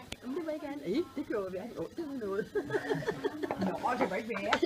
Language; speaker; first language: Danish; native; Danish